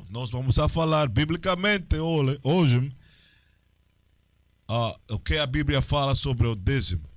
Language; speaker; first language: Portuguese; non-native, learner; Spanish